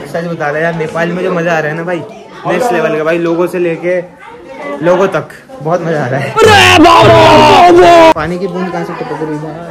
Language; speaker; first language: Hindi; native; Hindi